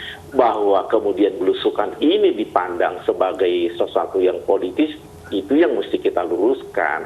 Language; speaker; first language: Indonesian; native; Indonesian